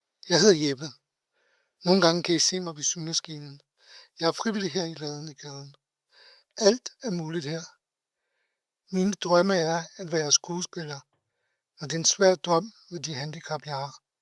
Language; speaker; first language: Danish; native; Danish